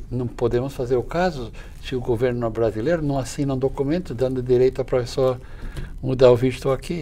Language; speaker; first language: Portuguese; non-native, fluent; English